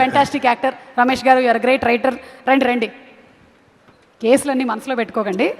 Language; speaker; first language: Telugu; native; Telugu